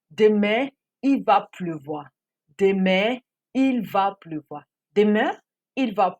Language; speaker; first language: French; non-native, fluent; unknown